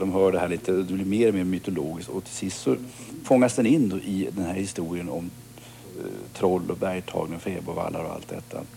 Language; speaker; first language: Swedish; native; Swedish